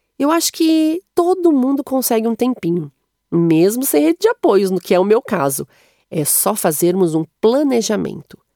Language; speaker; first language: Portuguese; native; Portuguese